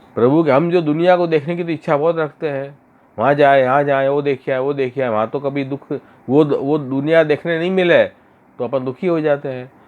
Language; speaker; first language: Hindi; non-native, local second language; Gujarati